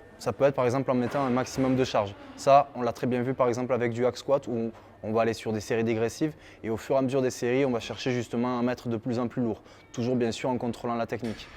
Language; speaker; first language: French; native; French